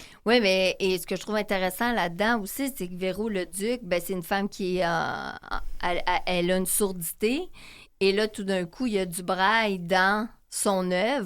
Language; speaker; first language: French; native; French